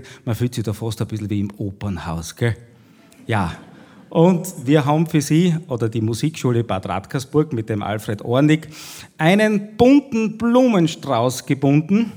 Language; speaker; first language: German; native; German